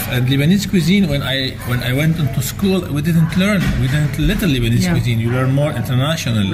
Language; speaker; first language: English; non-native, fluent; Arabic